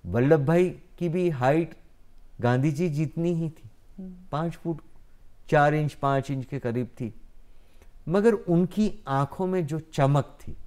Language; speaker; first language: Hindi; non-native, local second language; Gujarati